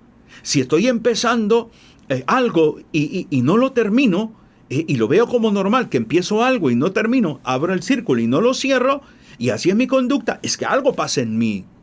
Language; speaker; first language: Spanish; native; Spanish